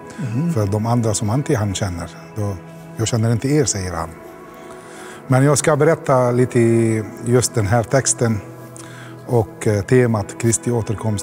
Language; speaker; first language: Swedish; non-native, fluent; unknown